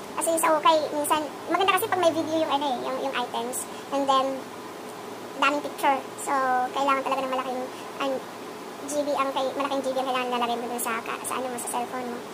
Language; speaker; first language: Filipino; non-native, local second language; Cebuano